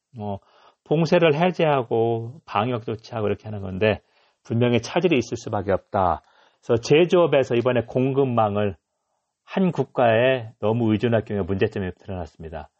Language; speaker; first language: Korean; native; Korean